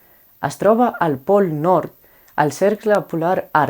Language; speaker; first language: Catalan; non-native, learner; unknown